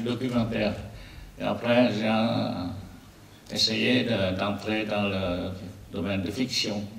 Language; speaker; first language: French; non-native, learner; Vietnamese